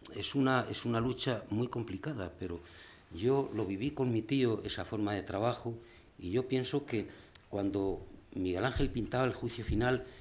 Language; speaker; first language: Spanish; native; Spanish